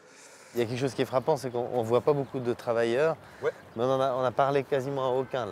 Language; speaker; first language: French; native; French